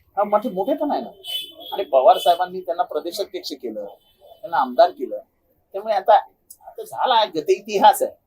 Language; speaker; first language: Marathi; native; Marathi